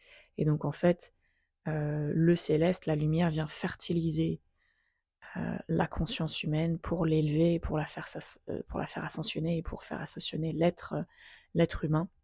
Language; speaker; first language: French; native; French